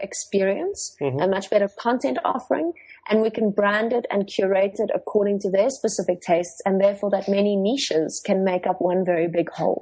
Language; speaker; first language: English; non-native, local second language; Afrikaans